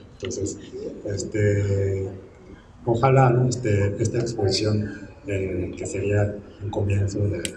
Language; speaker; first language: Spanish; non-native, fluent; Japanese